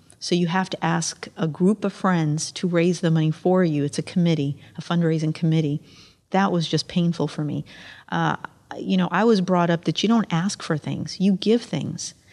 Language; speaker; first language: English; early bilingual, other home language; Amharic